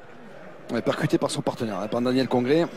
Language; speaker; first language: French; native; French